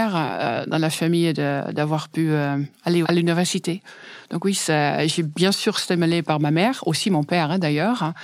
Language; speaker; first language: French; non-native, fluent; Dutch